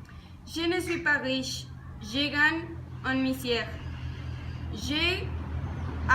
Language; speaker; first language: French; non-native, learner; Spanish